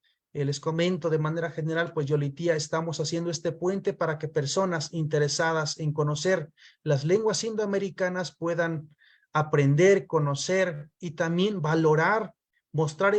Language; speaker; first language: Spanish; non-native, local second language; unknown